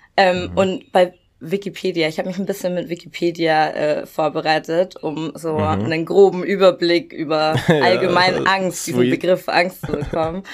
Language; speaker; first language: German; native; German